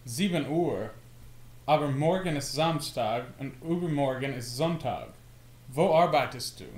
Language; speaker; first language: German; non-native, learner; English